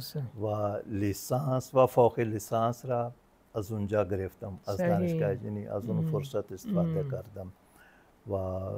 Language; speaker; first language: Persian; non-native, fluent; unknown